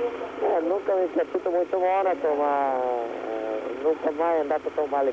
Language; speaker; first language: Italian; non-native, fluent; Portuguese